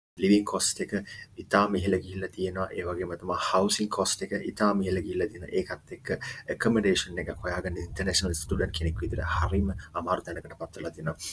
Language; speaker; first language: Sinhala; native; Sinhala